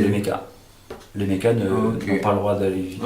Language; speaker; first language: French; native; French